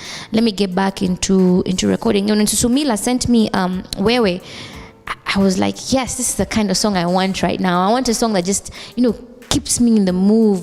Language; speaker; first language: English; non-native, local second language; Swahili